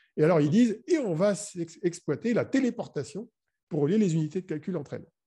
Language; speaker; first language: French; native; French